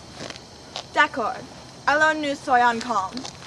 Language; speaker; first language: French; non-native, learner; English